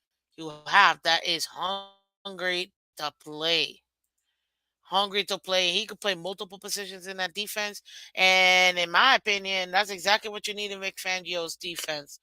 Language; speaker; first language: English; native; English